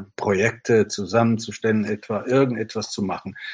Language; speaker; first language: German; non-native, fluent; Italian